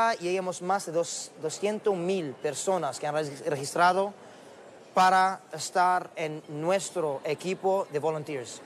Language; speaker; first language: Spanish; non-native, fluent; Arabic